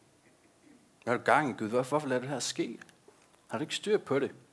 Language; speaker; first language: Danish; native; Danish